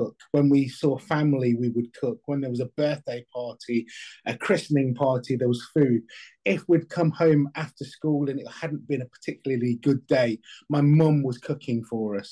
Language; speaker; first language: English; native; English